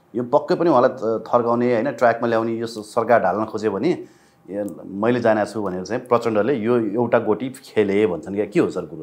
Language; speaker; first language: Nepali; native; Nepali